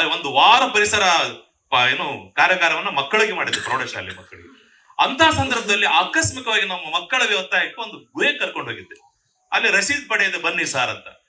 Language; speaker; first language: Kannada; native; Kannada